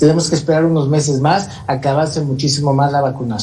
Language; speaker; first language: Spanish; native; Spanish